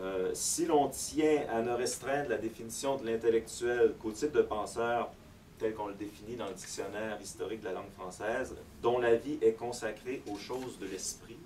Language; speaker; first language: French; native; French